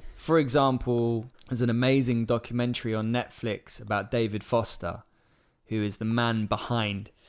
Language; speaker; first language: English; native; English